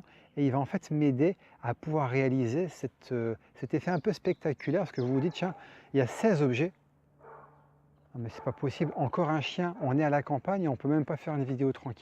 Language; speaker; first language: French; native; French